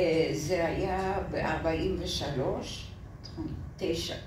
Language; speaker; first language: Hebrew; non-native, fluent; French